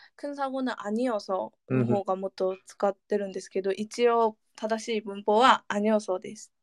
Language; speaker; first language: Japanese; non-native, fluent; Korean